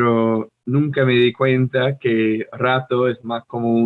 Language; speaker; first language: Spanish; non-native, fluent; English